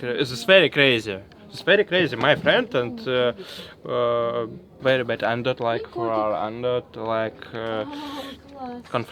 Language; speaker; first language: English; non-native, learner; Russian